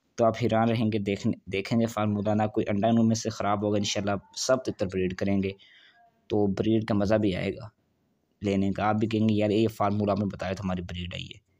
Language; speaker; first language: Urdu; non-native, local second language; Punjabi